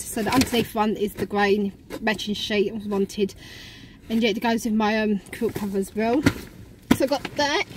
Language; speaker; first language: English; native; English